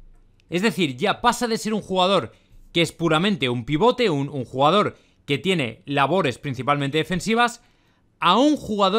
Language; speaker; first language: Spanish; native; Spanish